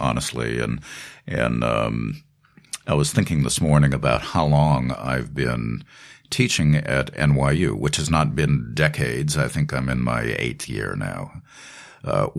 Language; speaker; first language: English; native; English